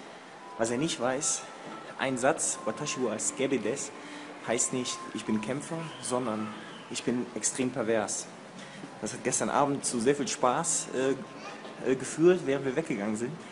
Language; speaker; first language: German; native; German